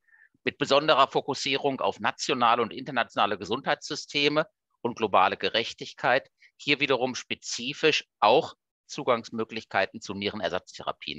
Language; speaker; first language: German; native; German